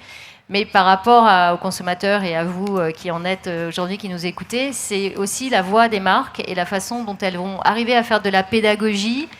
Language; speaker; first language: French; native; French